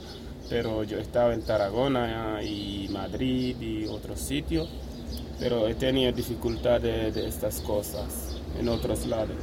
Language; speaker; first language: Spanish; non-native, fluent; Wolof